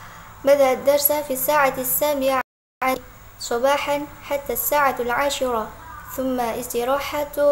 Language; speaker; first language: Arabic; non-native, learner; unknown